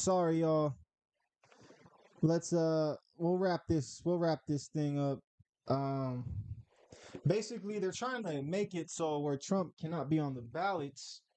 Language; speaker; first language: English; native; English